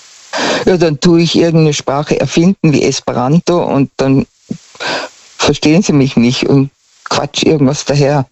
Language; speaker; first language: German; native; German